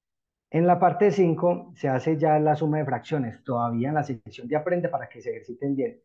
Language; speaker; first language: Spanish; native; Spanish